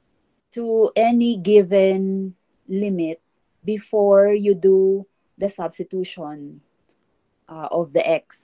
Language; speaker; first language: English; non-native, local second language; Filipino